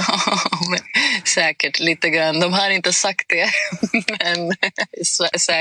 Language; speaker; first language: Swedish; non-native, fluent; Greek